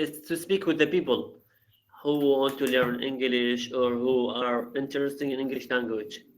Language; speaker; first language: English; non-native, learner; Arabic